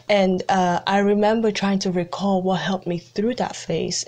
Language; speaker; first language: English; early bilingual, other home language; Italian